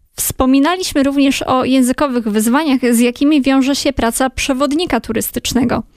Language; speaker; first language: Polish; native; Polish